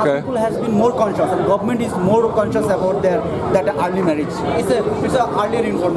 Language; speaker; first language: English; non-native, fluent; Bangla